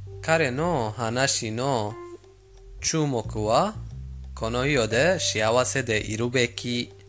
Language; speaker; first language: Japanese; non-native, fluent; Persian